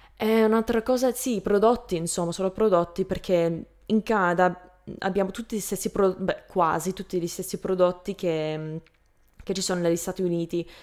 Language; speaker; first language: Italian; non-native, fluent; English